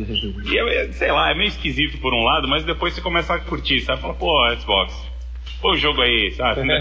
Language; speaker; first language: Portuguese; native; Portuguese